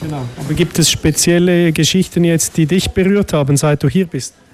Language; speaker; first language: German; native; German